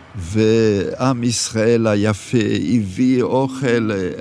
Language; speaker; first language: Hebrew; non-native, fluent; French